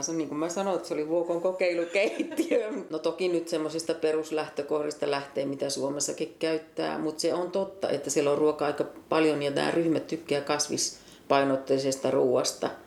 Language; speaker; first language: Finnish; native; Finnish